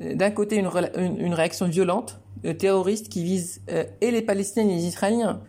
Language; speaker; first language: French; non-native, local second language; Arabic